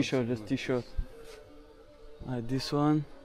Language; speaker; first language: English; non-native, learner; French